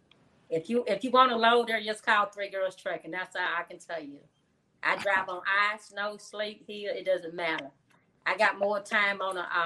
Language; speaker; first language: English; native; English